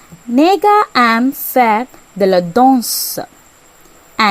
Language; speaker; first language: French; non-native, learner; Tamil